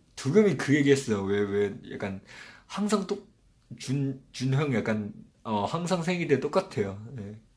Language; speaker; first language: Korean; non-native, fluent; Chinese